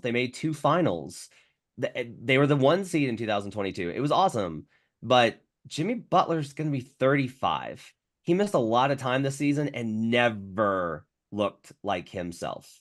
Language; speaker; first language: English; native; English